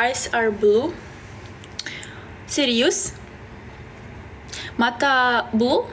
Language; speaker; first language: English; non-native, learner; Belarusian